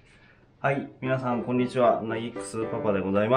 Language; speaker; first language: Japanese; native; Japanese